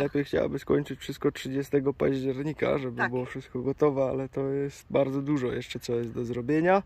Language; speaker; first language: Polish; native; Polish